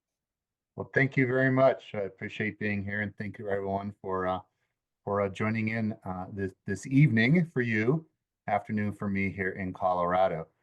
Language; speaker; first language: English; native; English